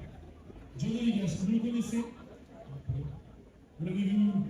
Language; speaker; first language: French; native; French